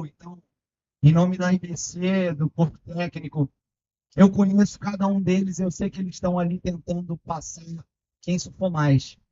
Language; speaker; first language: Portuguese; native; Portuguese